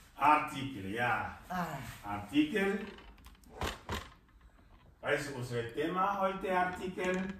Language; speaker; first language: German; non-native, fluent; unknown